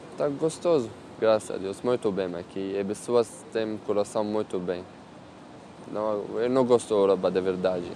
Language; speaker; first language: Portuguese; non-native, learner; Arabic